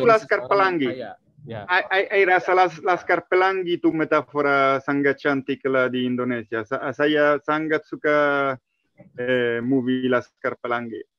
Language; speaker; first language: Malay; non-native, learner; Italian